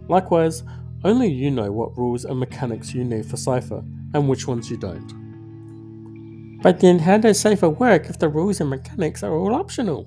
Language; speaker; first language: English; native; English